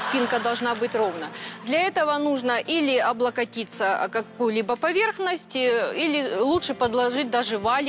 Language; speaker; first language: Russian; native; Russian